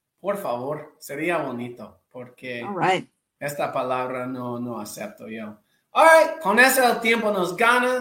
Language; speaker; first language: Spanish; non-native, fluent; English